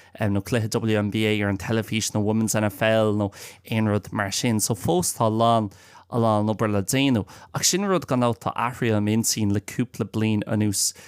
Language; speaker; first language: Irish; non-native, local second language; English